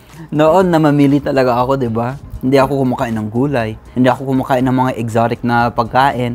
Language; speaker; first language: Filipino; non-native, fluent; English